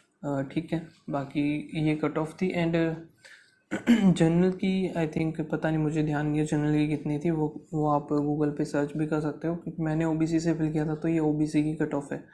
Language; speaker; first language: Hindi; native; Hindi